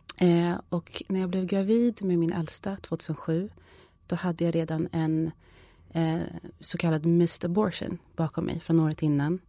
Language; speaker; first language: Swedish; early bilingual, other home language; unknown